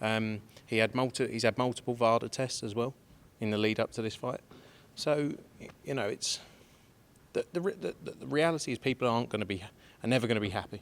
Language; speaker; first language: English; native; English